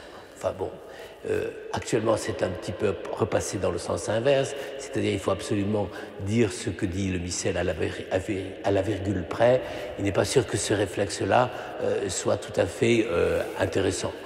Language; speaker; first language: French; native; French